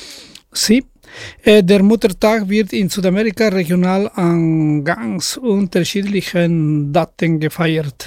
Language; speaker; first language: German; non-native, fluent; Spanish